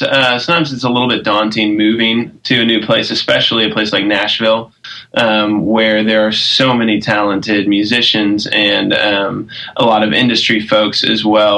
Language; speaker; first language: English; native; English